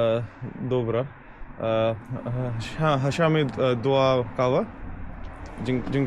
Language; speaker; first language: Polish; non-native, learner; Hindi